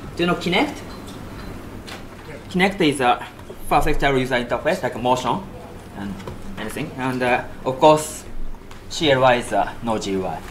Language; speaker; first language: English; non-native, learner; Japanese